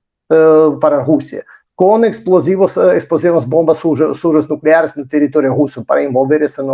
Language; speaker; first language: Portuguese; non-native, fluent; Russian